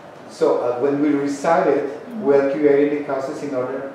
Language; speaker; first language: English; non-native, fluent; Spanish